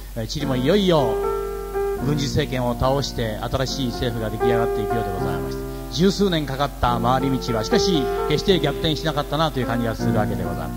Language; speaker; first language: Japanese; native; Japanese